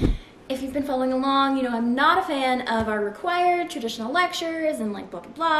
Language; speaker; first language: English; native; English